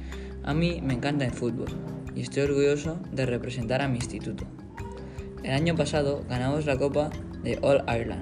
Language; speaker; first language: Spanish; non-native, learner; English